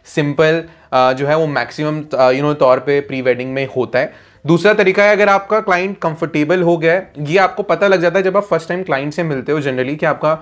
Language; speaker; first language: Hindi; native; Hindi